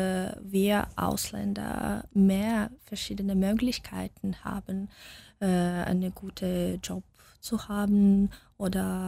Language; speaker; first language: German; non-native, fluent; Russian